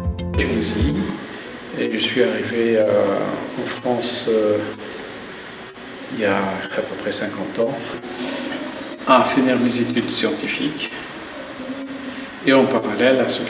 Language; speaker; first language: French; non-native, local second language; Arabic